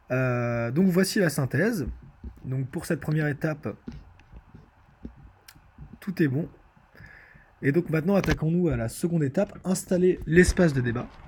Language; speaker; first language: French; native; French